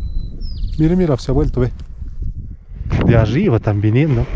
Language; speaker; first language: Spanish; native; Spanish